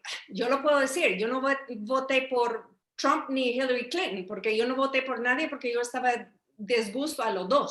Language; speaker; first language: Spanish; early bilingual, heritage; Spanish